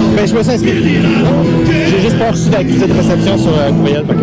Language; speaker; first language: French; native; French